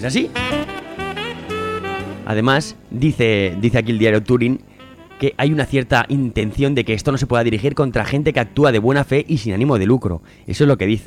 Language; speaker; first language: Spanish; native; Spanish